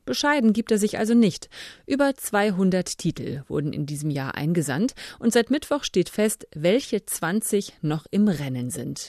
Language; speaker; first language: German; native; German